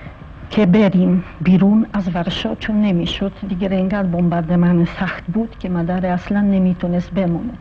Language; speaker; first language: Persian; non-native, fluent; Polish